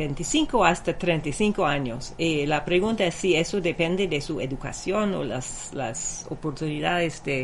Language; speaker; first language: Spanish; non-native, fluent; English